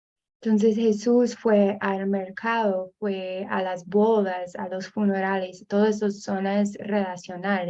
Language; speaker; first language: Spanish; non-native, fluent; English